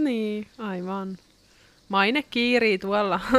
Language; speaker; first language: Finnish; native; Finnish